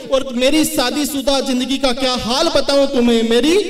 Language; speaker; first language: Hindi; native; Hindi